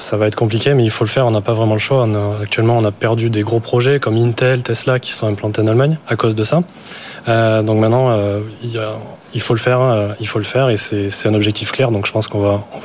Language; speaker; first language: French; native; French